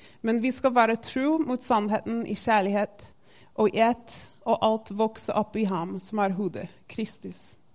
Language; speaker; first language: Norwegian; non-native, fluent; English